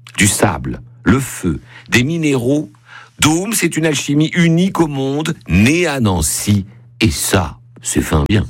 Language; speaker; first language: French; native; French